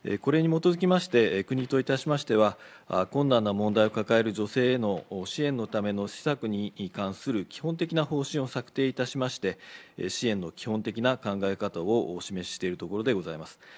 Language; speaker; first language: Japanese; native; Japanese